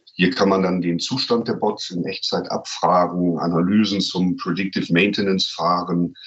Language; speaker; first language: German; native; German